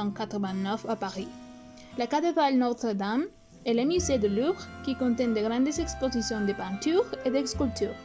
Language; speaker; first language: French; non-native, learner; Spanish